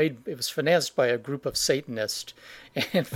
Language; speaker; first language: English; native; English